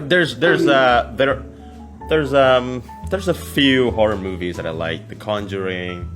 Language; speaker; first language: English; non-native, fluent; Indonesian